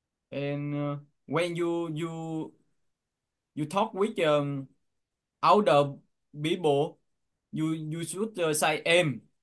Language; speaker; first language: English; non-native, learner; Vietnamese